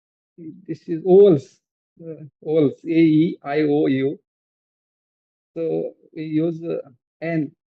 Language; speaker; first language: English; non-native, learner; Hindi